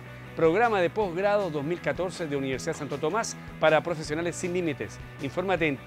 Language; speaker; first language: Spanish; native; Spanish